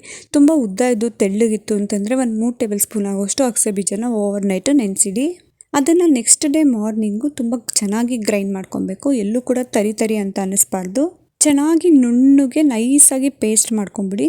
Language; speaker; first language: Kannada; native; Kannada